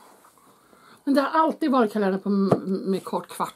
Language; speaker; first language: Swedish; native; Swedish